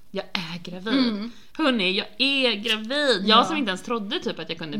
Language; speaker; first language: Swedish; native; Swedish